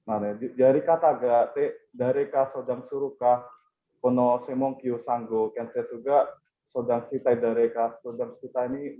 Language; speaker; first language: Japanese; non-native, learner; Indonesian